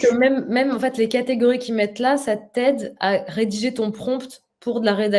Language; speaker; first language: French; native; French